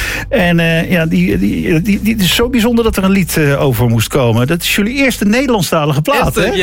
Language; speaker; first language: Dutch; native; Dutch